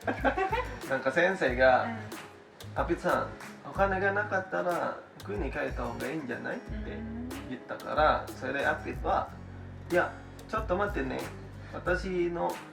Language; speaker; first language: Japanese; non-native, fluent; Indonesian